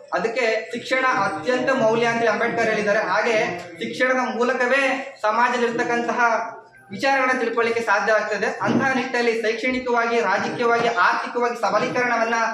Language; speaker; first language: Kannada; non-native, local second language; Lambadi